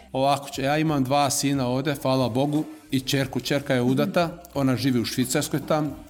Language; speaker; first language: Serbian; non-native, local second language; Macedonian